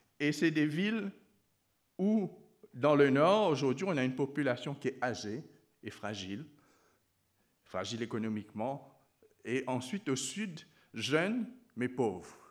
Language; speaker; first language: French; non-native, local second language; Morisyen